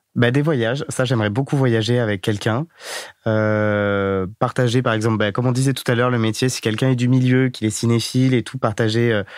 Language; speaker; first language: French; native; French